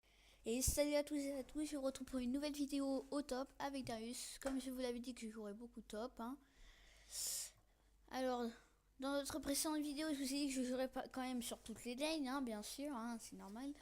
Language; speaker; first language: French; native; French